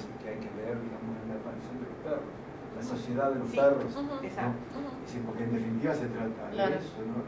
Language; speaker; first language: Spanish; native; Spanish